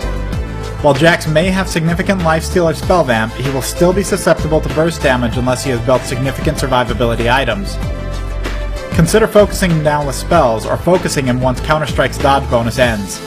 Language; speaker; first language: English; native; English